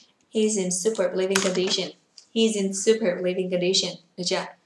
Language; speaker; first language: English; non-native, fluent; Vietnamese